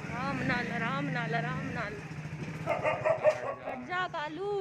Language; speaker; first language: Hindi; native; Hindi